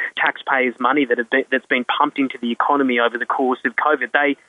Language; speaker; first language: English; native; English